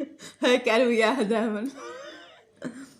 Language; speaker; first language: Arabic; native; Arabic